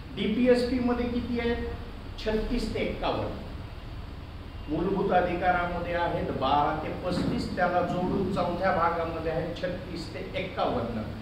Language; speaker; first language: Marathi; native; Marathi